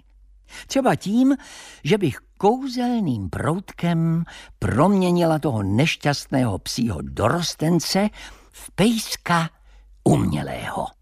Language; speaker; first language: Czech; native; Czech